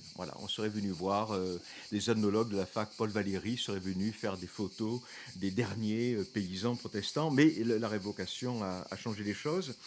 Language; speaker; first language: French; native; French